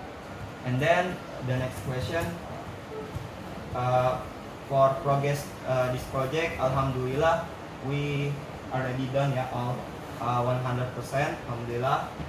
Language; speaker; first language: English; non-native, learner; Indonesian